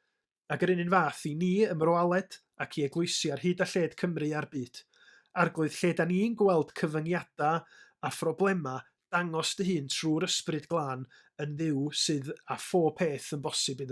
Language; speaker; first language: Welsh; native; Welsh